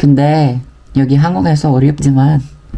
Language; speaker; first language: Korean; non-native, learner; Filipino